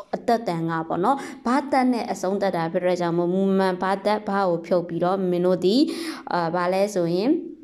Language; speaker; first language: Burmese; native; Burmese